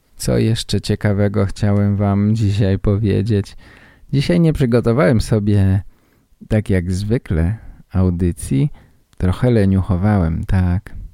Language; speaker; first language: Polish; native; Polish